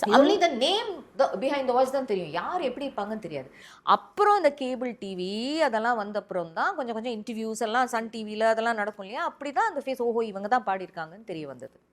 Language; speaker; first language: Tamil; early bilingual, heritage; Tamil